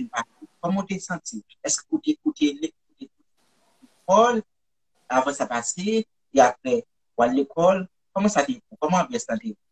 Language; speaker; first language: French; non-native, local second language; Haitian Creole